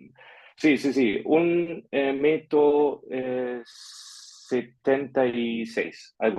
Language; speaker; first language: Spanish; non-native, fluent; German